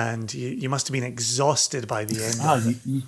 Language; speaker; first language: English; native; English